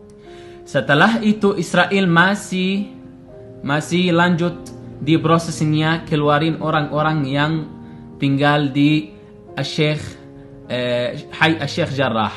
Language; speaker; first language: Indonesian; non-native, fluent; Arabic